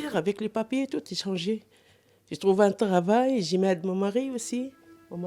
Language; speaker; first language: French; non-native, local second language; Arabic